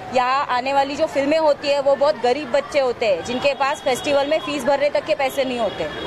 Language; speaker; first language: Hindi; non-native, local second language; Marathi